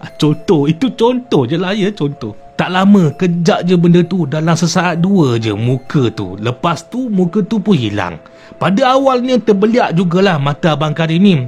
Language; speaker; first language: Malay; native; Malay